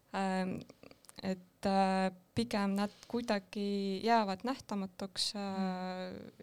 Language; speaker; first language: Estonian; non-native, local second language; Russian